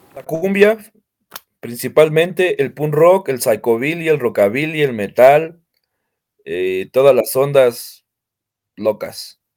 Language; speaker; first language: Spanish; native; Spanish